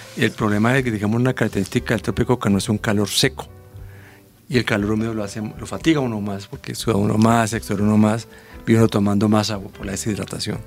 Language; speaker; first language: Spanish; native; Spanish